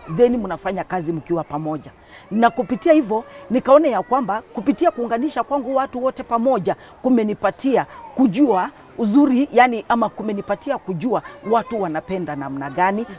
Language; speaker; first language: Swahili; non-native, local second language; Kamba